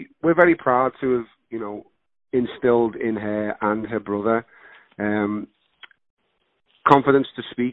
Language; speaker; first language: English; native; English